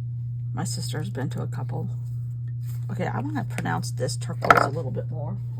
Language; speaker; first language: English; native; English